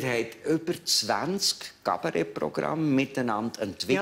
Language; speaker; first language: German; native; German